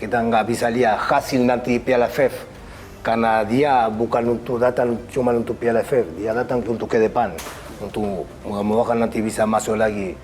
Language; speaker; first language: Indonesian; non-native, fluent; Spanish